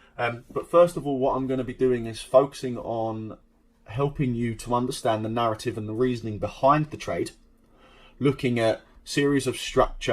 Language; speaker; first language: English; native; English